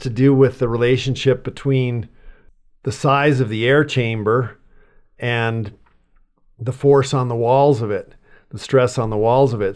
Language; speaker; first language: English; native; English